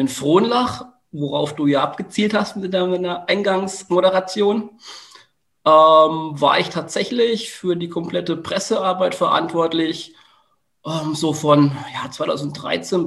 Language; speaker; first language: German; native; German